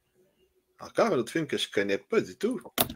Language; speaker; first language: French; native; French